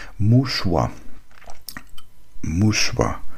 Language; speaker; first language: French; non-native, learner; German